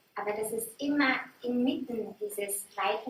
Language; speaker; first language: German; native; German